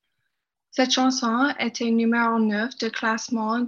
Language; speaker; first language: French; non-native, learner; English